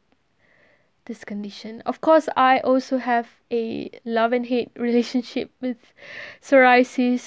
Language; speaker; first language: English; non-native, local second language; Malay